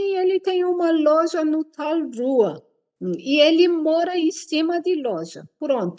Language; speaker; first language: Portuguese; non-native, fluent; Persian